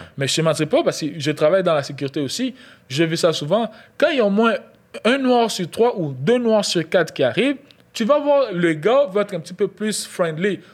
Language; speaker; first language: French; non-native, local second language; Lingala